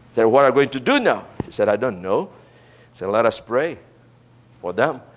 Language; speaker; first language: English; non-native, fluent; Portuguese